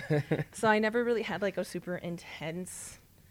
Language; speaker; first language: English; early bilingual, other home language; Spanish